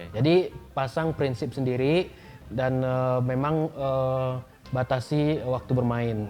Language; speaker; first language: Indonesian; native; Indonesian